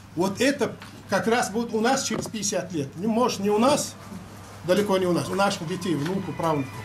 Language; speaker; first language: Russian; non-native, local second language; Chechen